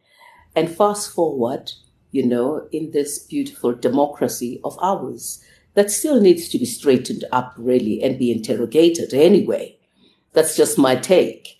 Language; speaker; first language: English; non-native, local second language; Zulu